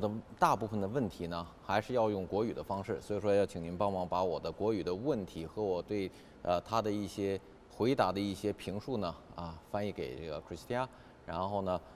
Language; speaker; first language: Chinese; native; Chinese